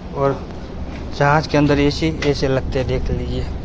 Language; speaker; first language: Hindi; non-native, local second language; Gujarati